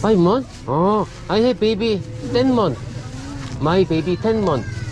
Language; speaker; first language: English; non-native, learner; Korean